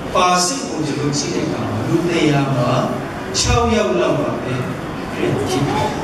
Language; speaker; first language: Burmese; non-native, local second language; Tedim Chin